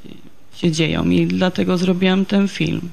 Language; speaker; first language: Polish; early bilingual, heritage; Polish